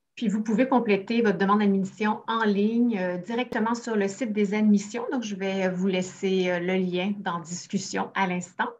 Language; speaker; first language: French; native; French